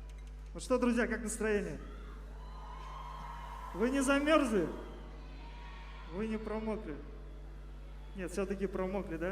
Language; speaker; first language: Russian; non-native, local second language; Bashkir